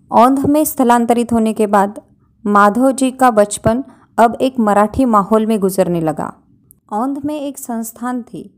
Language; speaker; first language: Hindi; non-native, local second language; Marathi